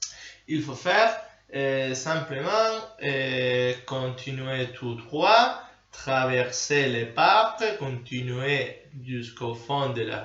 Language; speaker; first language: French; non-native, learner; Spanish